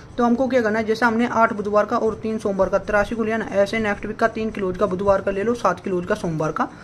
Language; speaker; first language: Hindi; native; Hindi